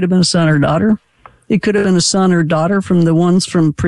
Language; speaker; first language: English; native; English